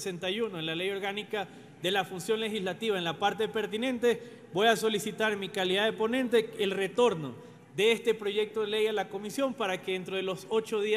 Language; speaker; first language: Spanish; native; Spanish